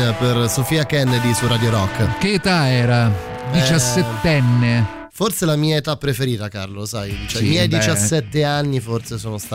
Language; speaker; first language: Italian; native; Italian